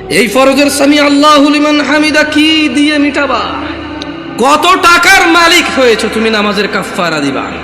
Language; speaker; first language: Bangla; early bilingual, heritage; Bangla